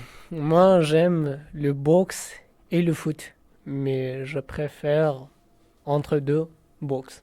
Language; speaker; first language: French; non-native, learner; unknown